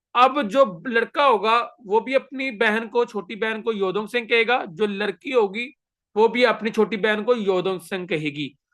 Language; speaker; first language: Urdu; native; Urdu